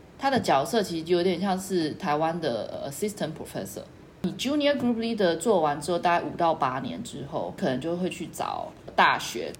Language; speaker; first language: Chinese; native; Chinese